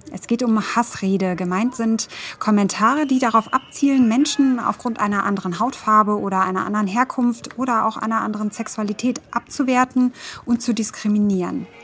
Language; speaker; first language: German; native; German